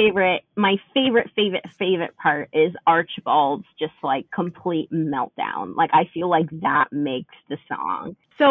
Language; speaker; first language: English; native; English